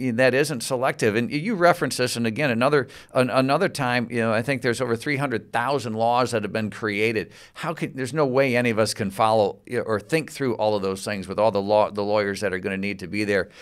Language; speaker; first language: English; native; English